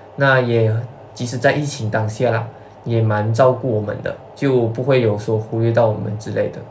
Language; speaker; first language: Chinese; native; Chinese